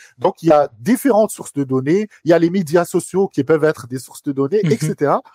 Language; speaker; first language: French; non-native, local second language; Arabic